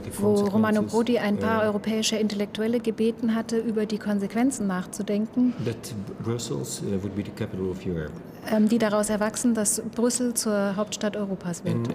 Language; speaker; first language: German; non-native, fluent; Dutch